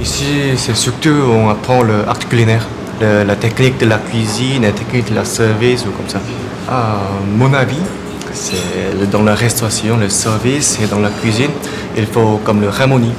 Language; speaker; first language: French; non-native, learner; Korean